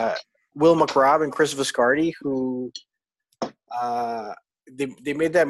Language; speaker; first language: English; non-native, local second language; Filipino